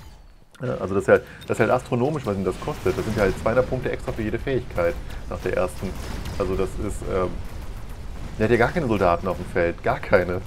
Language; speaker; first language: German; native; German